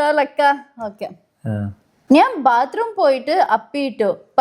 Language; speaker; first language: Malayalam; non-native, learner; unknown